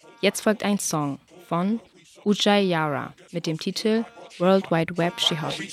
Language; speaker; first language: German; native; German